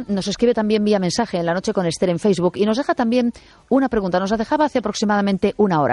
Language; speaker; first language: Spanish; native; Spanish